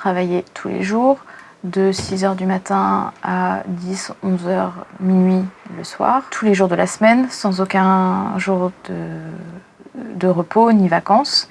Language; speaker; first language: French; native; French